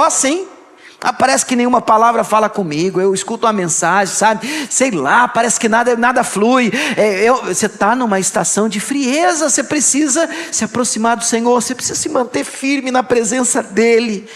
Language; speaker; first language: Portuguese; native; Portuguese